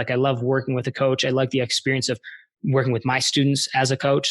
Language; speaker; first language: English; native; English